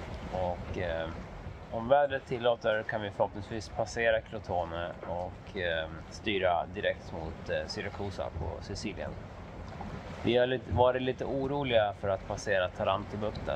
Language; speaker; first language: Swedish; native; Swedish